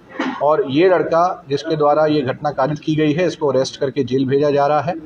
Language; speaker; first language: Hindi; native; Hindi